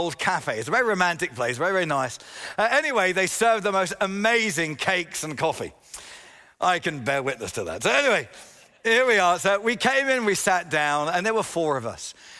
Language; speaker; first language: English; native; English